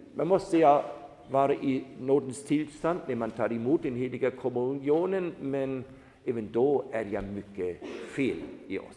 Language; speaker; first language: Swedish; non-native, fluent; German